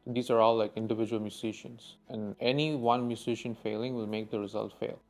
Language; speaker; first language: English; non-native, local second language; Tamil